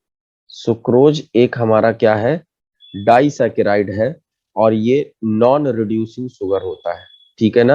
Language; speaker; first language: Hindi; native; Hindi